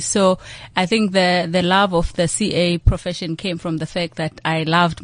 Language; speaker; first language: English; non-native, local second language; Xhosa